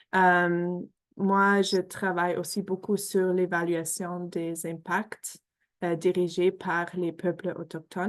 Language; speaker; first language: French; non-native, fluent; English